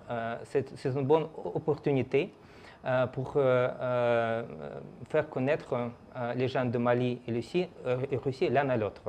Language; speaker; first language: French; non-native, fluent; Russian